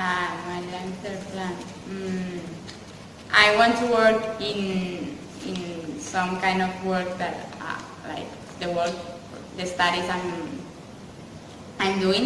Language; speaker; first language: English; non-native, fluent; Spanish